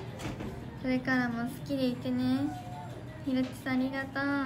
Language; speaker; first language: Japanese; native; Japanese